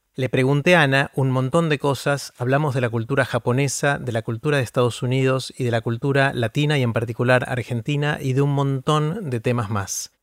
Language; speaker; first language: Spanish; native; Spanish